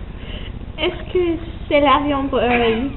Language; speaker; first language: French; non-native, learner; English